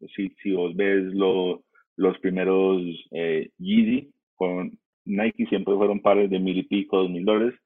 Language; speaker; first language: Spanish; early bilingual, heritage; Spanish